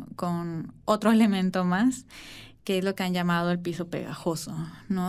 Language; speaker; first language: Spanish; native; Spanish